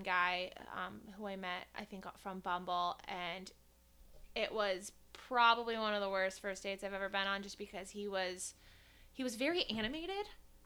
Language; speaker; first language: English; native; English